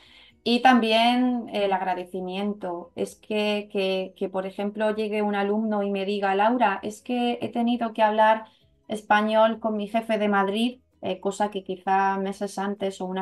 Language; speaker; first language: Spanish; native; Spanish